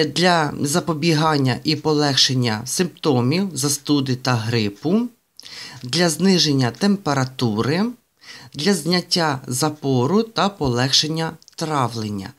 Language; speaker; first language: Ukrainian; non-native, local second language; Russian